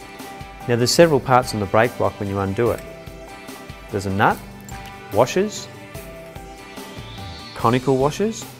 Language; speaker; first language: English; native; English